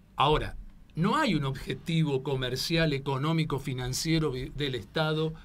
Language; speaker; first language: Spanish; native; Spanish